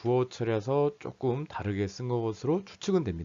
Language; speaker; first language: Korean; native; Korean